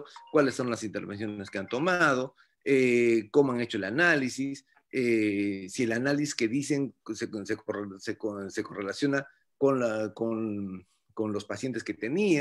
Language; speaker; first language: Spanish; native; Spanish